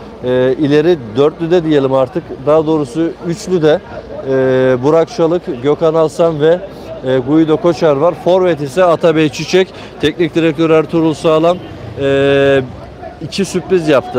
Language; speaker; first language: Turkish; native; Turkish